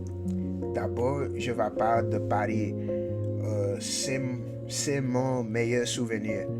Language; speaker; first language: French; non-native, learner; English